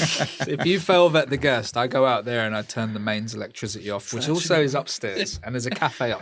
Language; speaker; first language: English; native; English